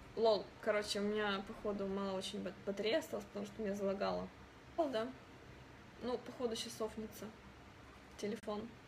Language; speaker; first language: Russian; native; Russian